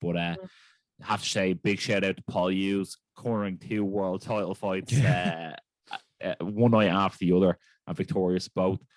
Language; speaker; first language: English; native; English